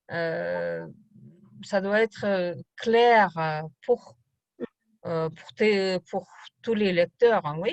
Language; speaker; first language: French; non-native, fluent; Kazakh